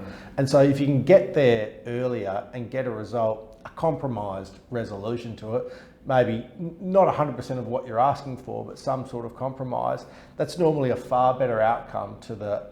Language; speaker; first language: English; native; English